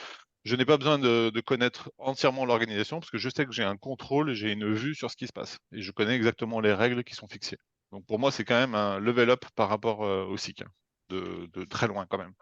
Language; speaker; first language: French; native; French